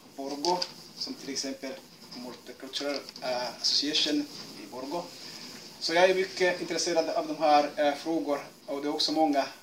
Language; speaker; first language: Swedish; non-native, fluent; Kinyarwanda